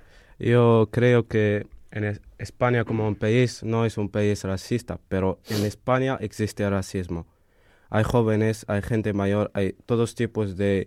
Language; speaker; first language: Spanish; non-native, fluent; Arabic